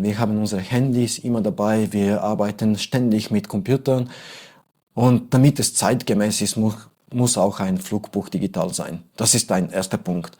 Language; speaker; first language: German; non-native, fluent; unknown